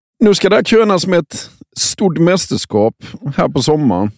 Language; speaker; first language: Swedish; native; Swedish